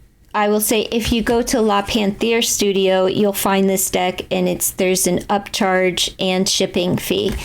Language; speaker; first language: English; native; English